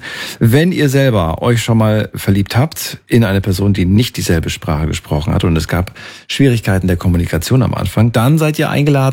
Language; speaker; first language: German; native; German